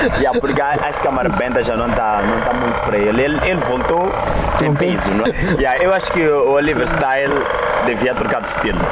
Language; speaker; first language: Portuguese; non-native, local second language; Tsonga